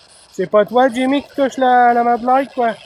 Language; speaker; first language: French; native; French